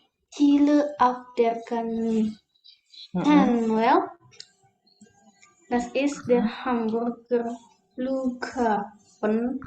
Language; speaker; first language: German; non-native, learner; Indonesian